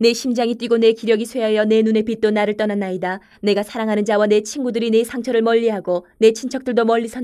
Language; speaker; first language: Korean; native; Korean